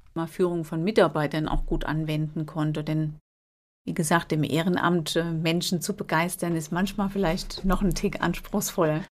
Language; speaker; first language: German; native; German